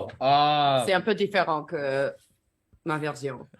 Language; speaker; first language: French; non-native, learner; English